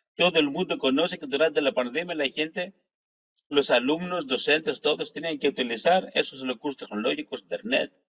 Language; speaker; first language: Spanish; non-native, fluent; Greek